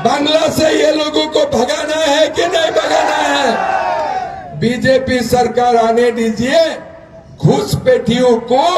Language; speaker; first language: Hindi; non-native, local second language; Assamese